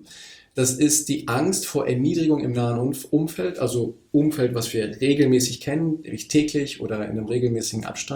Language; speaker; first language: German; native; German